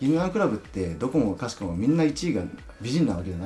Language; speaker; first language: Japanese; native; Japanese